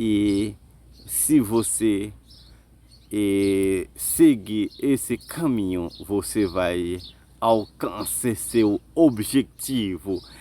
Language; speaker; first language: Portuguese; non-native, learner; Haitian Creole